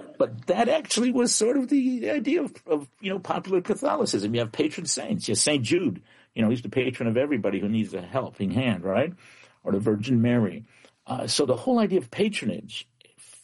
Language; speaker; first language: English; native; English